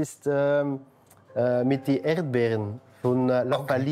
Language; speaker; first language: German; non-native, learner; Dutch